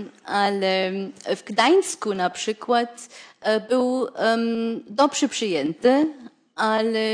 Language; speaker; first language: Polish; non-native, fluent; German